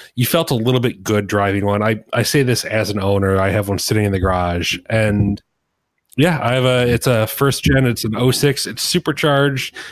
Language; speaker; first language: English; native; English